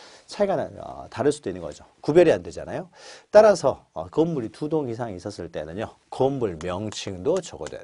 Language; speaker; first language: Korean; native; Korean